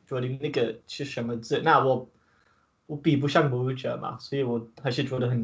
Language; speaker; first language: Chinese; non-native, learner; English